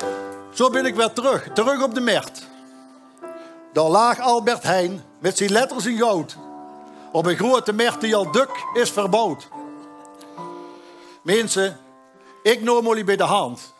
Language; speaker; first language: Dutch; native; Dutch